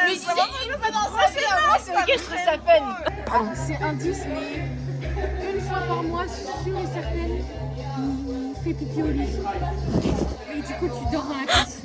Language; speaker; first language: French; native; French